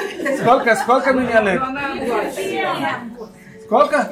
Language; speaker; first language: Russian; non-native, fluent; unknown